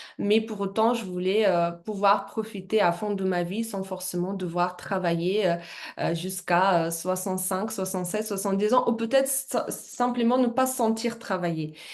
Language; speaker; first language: French; non-native, fluent; Russian